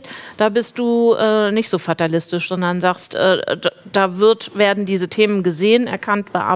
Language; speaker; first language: German; native; German